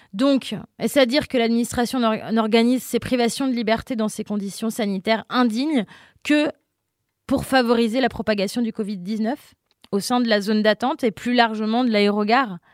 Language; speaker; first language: French; native; French